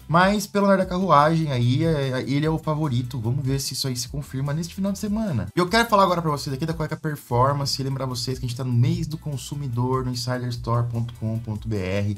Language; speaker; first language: Portuguese; native; Portuguese